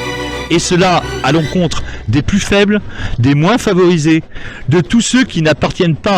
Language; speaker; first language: French; native; French